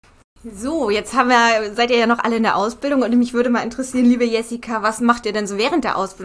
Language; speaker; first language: German; native; German